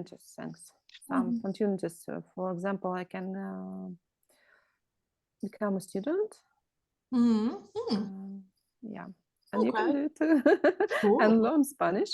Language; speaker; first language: English; non-native, learner; Russian